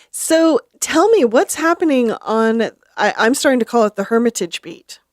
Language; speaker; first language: English; native; English